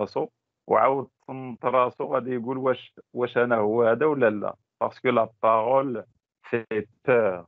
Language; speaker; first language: French; non-native, local second language; Tachelhit